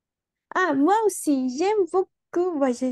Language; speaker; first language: French; non-native, learner; Spanish